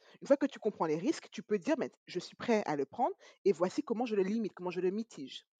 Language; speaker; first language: French; native; French